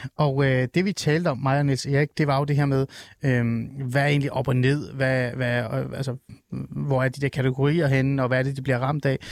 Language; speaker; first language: Danish; early bilingual, other home language; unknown